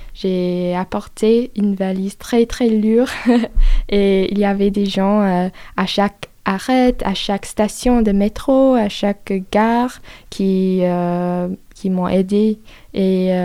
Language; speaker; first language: French; non-native, fluent; English